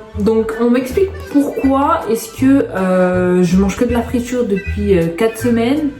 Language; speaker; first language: French; early bilingual, other home language; Arabic